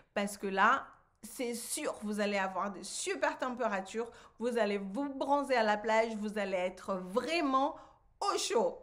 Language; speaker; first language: French; non-native, fluent; Portuguese